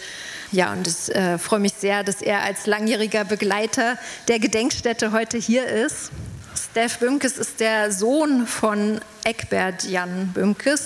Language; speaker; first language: German; native; German